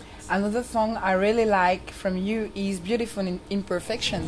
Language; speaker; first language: English; non-native, fluent; French